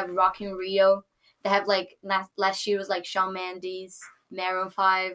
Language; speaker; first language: English; non-native, learner; Portuguese